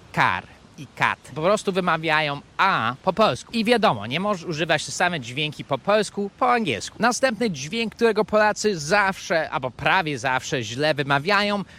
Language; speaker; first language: Polish; non-native, fluent; English